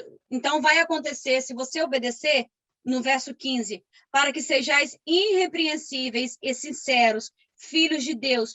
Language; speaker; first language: Portuguese; native; Portuguese